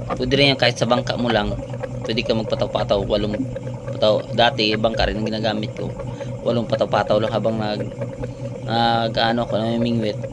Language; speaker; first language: Filipino; non-native, local second language; Cebuano